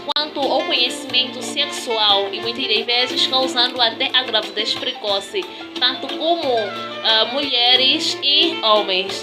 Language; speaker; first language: Portuguese; native; Portuguese